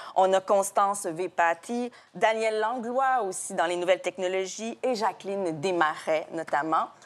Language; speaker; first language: French; native; French